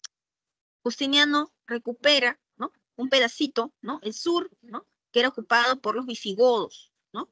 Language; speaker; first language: Spanish; native; Spanish